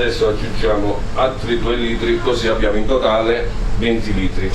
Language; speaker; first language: Italian; native; Italian